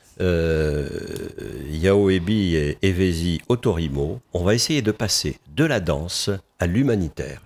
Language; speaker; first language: French; native; French